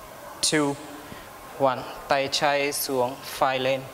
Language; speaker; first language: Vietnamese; non-native, learner; Hindi